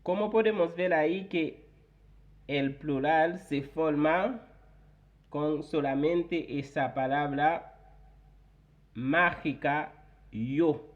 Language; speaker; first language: Spanish; non-native, fluent; Haitian Creole